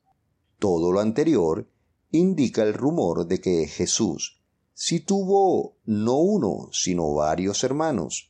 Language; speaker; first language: Spanish; native; Spanish